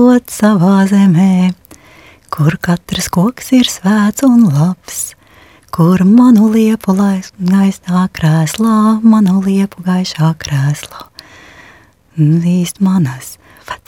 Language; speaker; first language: Finnish; non-native, fluent; Latvian